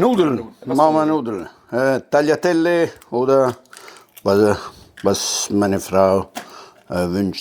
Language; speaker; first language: German; non-native, fluent; Italian